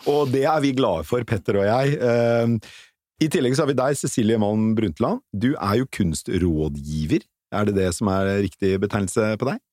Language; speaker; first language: Norwegian; native; Norwegian